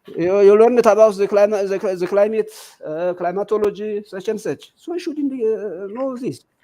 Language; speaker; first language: English; non-native, local second language; Amharic